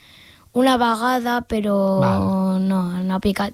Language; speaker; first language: Catalan; non-native, local second language; Spanish